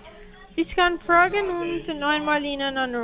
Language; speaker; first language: German; non-native, learner; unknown